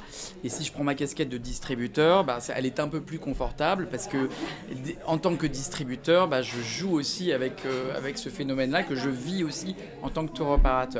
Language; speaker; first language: French; native; French